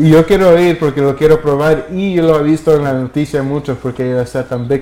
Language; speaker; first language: Spanish; early bilingual, heritage; English